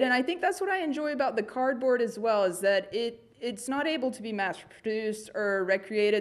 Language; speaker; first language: English; native; English